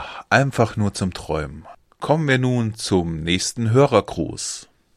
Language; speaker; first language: German; native; German